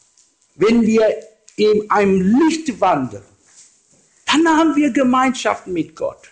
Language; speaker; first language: German; non-native, fluent; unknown